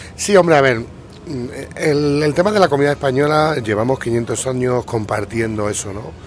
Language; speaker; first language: Spanish; native; Spanish